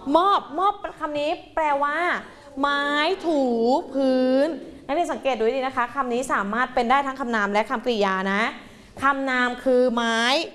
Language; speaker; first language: Thai; native; Thai